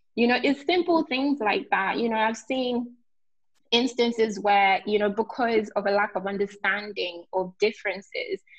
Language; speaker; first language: English; non-native, local second language; Yoruba